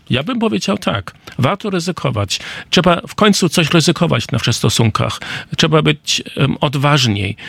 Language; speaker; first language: Polish; non-native, fluent; German